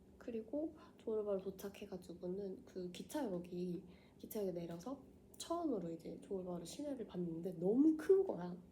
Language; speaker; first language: Korean; native; Korean